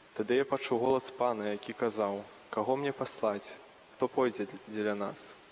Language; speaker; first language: Belarusian; native; Belarusian